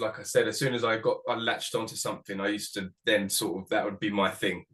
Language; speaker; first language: English; native; English